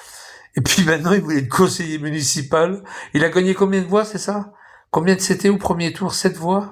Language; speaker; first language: French; native; French